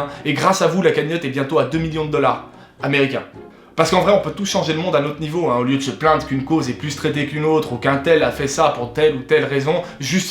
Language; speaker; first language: French; native; French